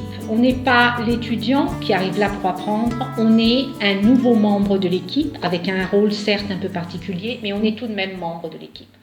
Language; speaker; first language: French; non-native, fluent; Italian